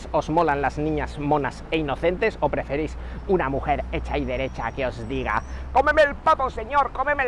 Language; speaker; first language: Spanish; native; Spanish